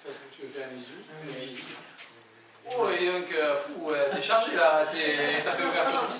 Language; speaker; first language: French; native; French